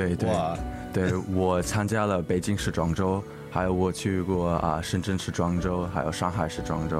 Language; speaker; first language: Chinese; early bilingual, heritage; English